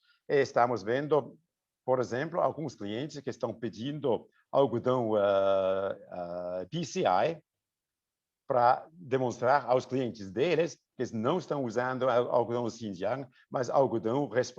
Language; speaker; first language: Portuguese; non-native, fluent; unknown